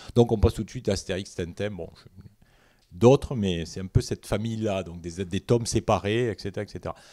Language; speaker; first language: French; native; French